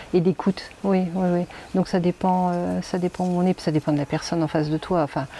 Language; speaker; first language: French; native; French